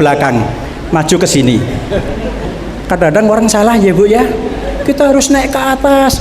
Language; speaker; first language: Indonesian; native; Indonesian